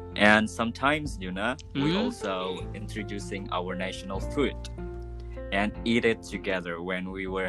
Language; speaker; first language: English; non-native, fluent; Indonesian